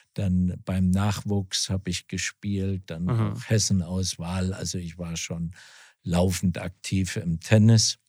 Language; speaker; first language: German; native; German